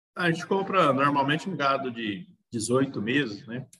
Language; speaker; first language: Portuguese; native; Portuguese